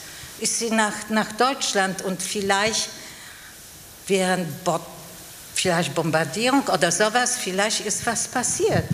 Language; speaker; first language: German; non-native, fluent; Polish